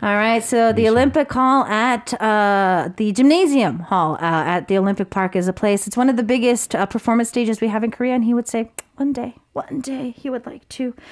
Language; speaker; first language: English; early bilingual, other home language; Korean